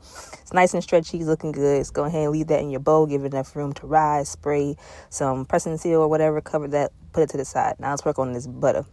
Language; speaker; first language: English; native; English